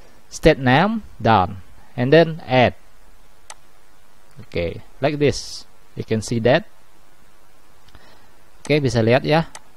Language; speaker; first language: English; non-native, learner; Indonesian